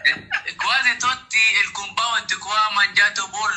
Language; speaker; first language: Italian; non-native, learner; Arabic